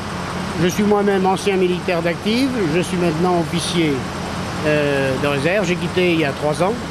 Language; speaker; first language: French; native; French